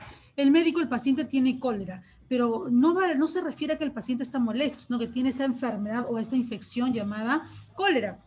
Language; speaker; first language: Spanish; native; Spanish